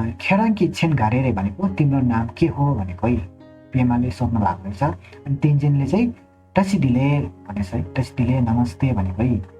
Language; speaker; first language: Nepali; non-native, local second language; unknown